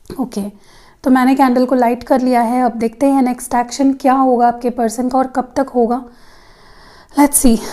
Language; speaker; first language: Hindi; non-native, local second language; Marathi